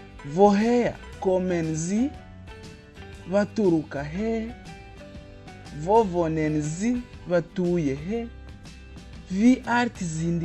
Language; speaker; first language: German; non-native, fluent; Kinyarwanda